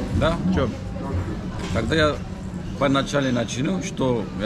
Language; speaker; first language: Russian; non-native, learner; Turkish